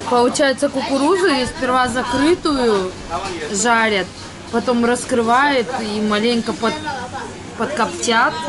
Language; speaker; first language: Russian; native; Russian